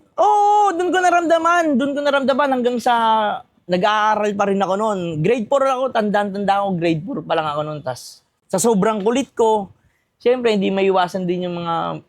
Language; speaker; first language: Filipino; native; Filipino